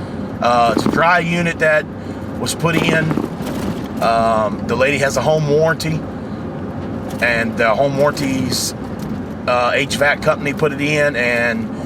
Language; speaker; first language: English; native; English